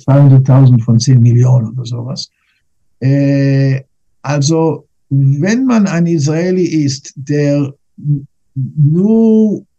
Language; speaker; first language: German; non-native, fluent; English